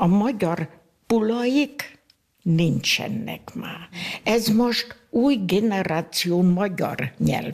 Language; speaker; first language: Hungarian; early bilingual, heritage; Hungarian